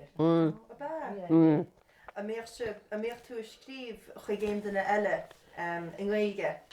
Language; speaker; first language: Irish; native; Irish